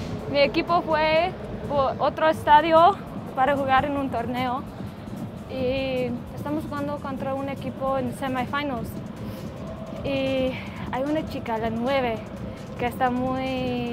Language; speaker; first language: Spanish; non-native, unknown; English